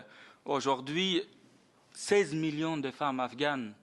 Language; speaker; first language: French; non-native, fluent; Persian